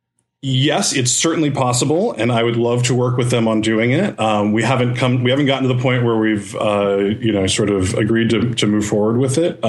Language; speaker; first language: English; native; English